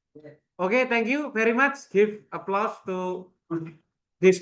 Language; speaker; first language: English; non-native, learner; Indonesian